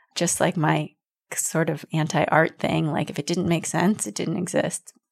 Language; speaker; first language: English; native; English